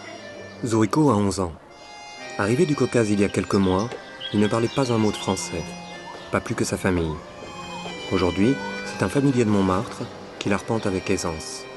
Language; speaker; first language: French; native; French